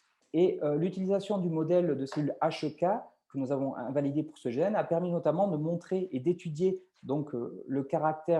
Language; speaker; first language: French; native; French